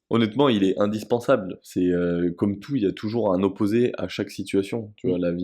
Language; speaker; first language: French; native; French